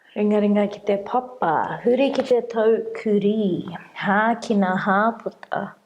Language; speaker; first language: Māori; non-native, local second language; English